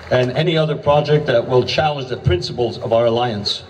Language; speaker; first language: English; native; English